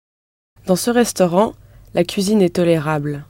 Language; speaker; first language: French; non-native, learner; English